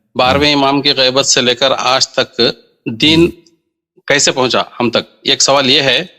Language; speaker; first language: Urdu; native; Urdu